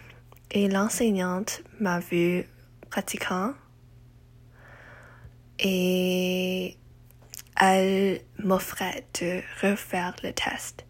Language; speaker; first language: French; non-native, learner; English